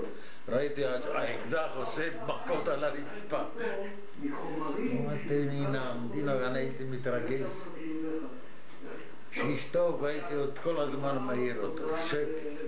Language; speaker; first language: Hebrew; non-native, fluent; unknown